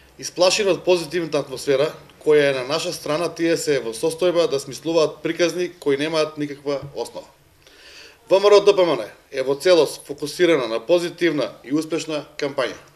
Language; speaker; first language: Macedonian; native; Macedonian